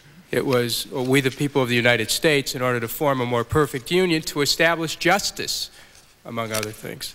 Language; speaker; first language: English; native; English